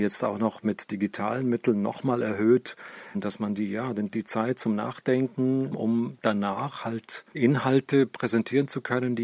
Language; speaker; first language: German; native; German